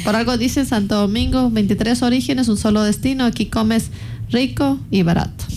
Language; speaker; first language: Spanish; native; Spanish